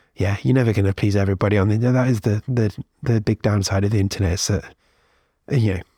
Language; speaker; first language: English; native; English